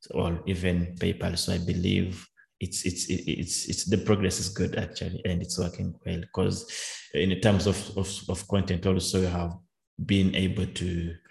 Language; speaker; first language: English; non-native, local second language; Kinyarwanda